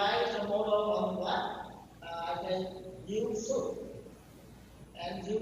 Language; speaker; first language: English; non-native, learner; Vietnamese